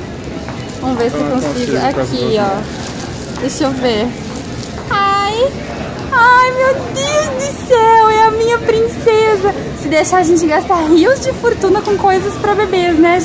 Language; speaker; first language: Portuguese; native; Portuguese